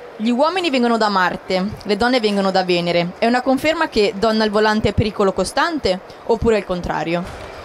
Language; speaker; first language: Italian; native; Italian